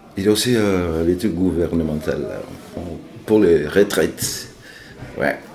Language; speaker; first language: French; non-native, local second language; Lingala